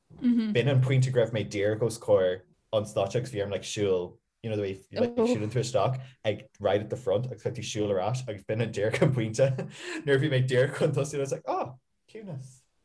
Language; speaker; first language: Irish; native; Irish